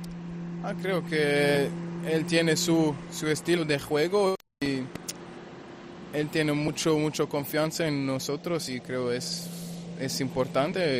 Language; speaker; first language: Spanish; non-native, fluent; German